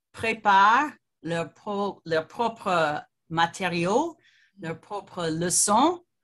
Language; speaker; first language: French; non-native, fluent; English